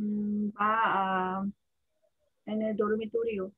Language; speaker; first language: Spanish; non-native, learner; Korean